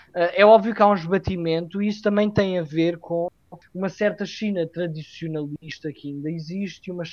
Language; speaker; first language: Portuguese; native; Portuguese